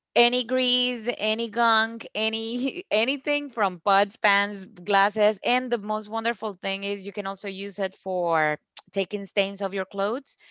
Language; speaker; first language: English; non-native, fluent; Spanish